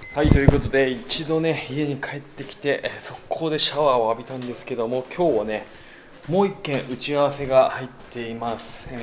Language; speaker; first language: Japanese; native; Japanese